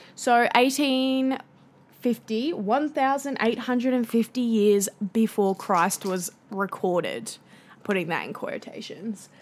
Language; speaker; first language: English; native; English